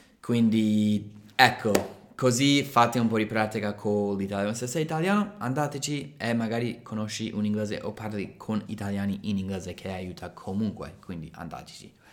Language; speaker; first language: Italian; non-native, fluent; English